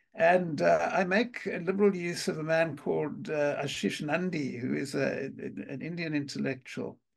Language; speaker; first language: English; native; English